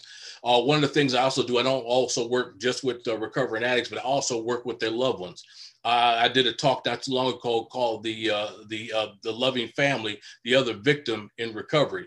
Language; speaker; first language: English; native; English